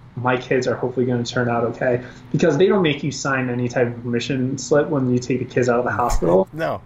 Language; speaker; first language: English; early bilingual, other home language; Albanian